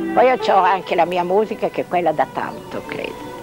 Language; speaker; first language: Italian; non-native, fluent; Hungarian